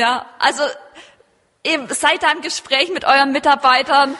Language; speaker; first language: German; native; German